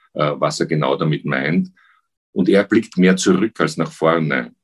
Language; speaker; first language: German; native; German